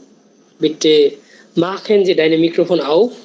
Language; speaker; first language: German; non-native, learner; Bangla